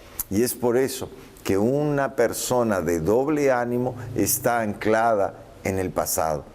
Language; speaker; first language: Spanish; native; Spanish